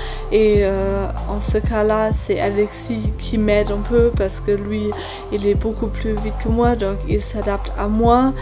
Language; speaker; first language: French; non-native, fluent; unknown